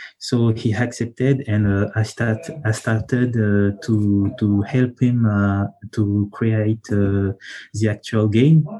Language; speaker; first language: English; non-native, learner; French